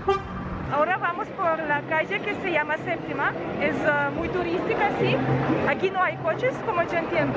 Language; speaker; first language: Spanish; non-native, fluent; Russian